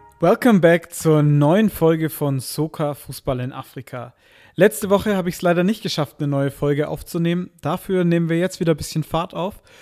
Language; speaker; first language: German; native; German